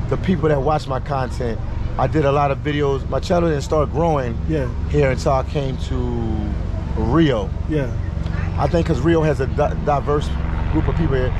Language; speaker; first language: English; native; English